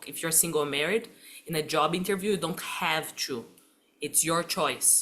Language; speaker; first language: English; non-native, fluent; Portuguese